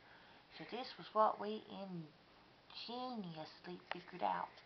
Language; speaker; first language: English; native; English